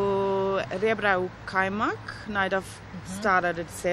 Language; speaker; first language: Macedonian; early bilingual, heritage; Macedonian